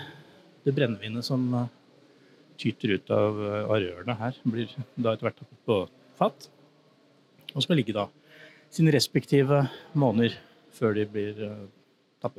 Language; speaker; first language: Norwegian; native; Norwegian